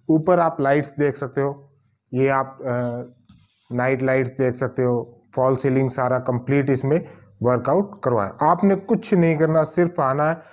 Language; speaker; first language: Hindi; native; Hindi